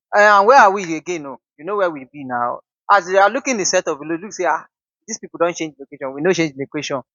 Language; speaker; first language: Nigerian Pidgin; non-native, local second language; Yoruba